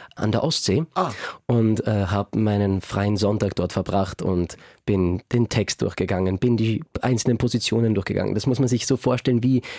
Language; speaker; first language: German; native; German